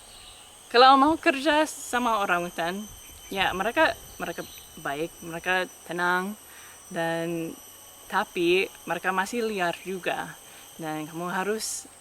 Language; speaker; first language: Indonesian; non-native, fluent; English